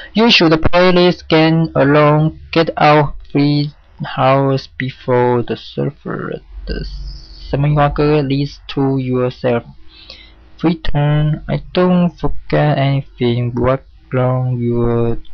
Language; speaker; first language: English; non-native, learner; Chinese